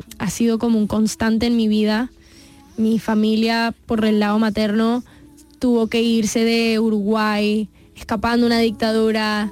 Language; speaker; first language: Spanish; early bilingual, heritage; Spanish